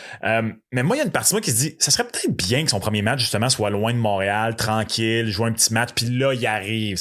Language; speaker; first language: French; native; French